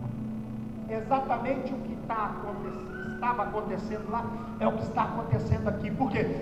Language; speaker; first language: Portuguese; native; Portuguese